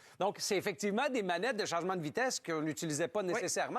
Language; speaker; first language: French; native; French